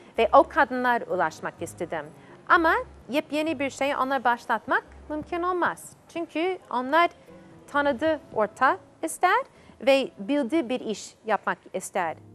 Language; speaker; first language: Turkish; non-native, fluent; English